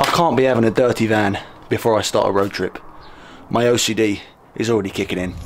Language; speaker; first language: English; native; English